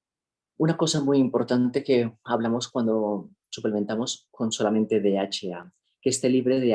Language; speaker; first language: Spanish; native; Spanish